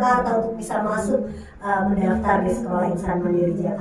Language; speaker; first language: Indonesian; native; Indonesian